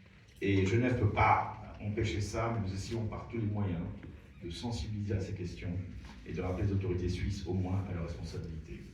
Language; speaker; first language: French; native; French